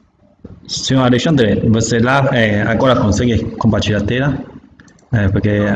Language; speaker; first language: Portuguese; non-native, learner; Chinese